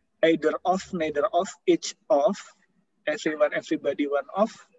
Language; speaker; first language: English; non-native, fluent; Indonesian